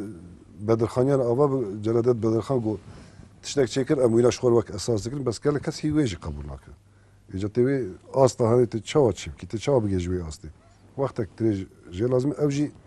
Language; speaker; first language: Kurdish; native; Kurdish